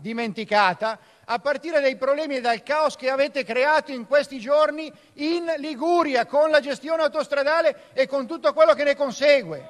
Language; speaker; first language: Italian; native; Italian